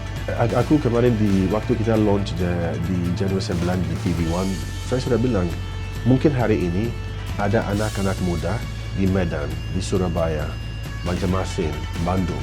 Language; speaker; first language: Indonesian; non-native, fluent; English